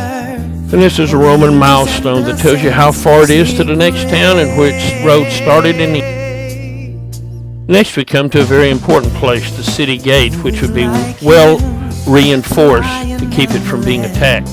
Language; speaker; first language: English; native; English